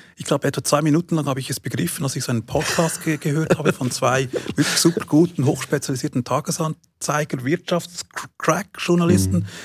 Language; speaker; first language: German; native; German